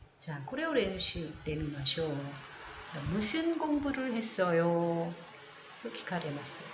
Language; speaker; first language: Japanese; non-native, fluent; Korean